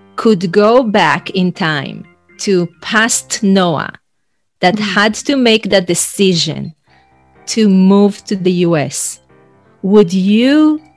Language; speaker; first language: English; non-native, fluent; Hebrew